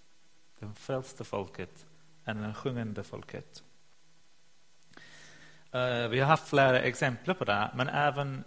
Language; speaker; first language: Swedish; non-native, fluent; English